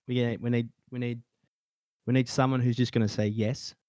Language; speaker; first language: English; native; English